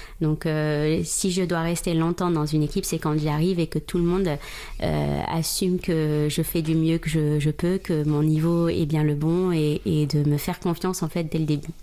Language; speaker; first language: French; non-native, local second language; Arabic